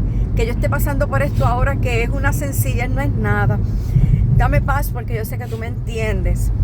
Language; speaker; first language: Spanish; native; Spanish